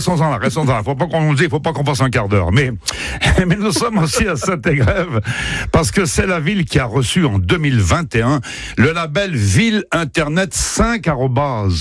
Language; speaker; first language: French; native; French